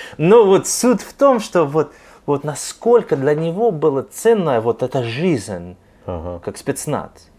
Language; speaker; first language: Russian; non-native, fluent; English